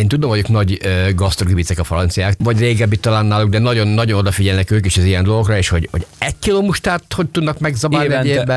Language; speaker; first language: Hungarian; native; Hungarian